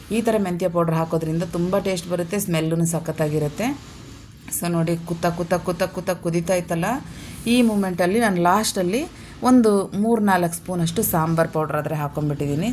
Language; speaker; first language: Kannada; non-native, local second language; Telugu